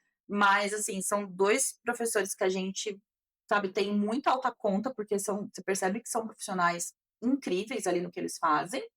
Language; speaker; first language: Portuguese; native; Portuguese